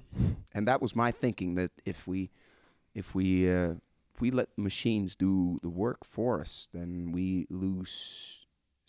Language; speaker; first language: English; non-native, fluent; Norwegian